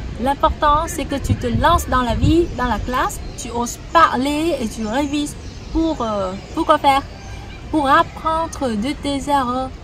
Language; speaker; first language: French; non-native, fluent; Vietnamese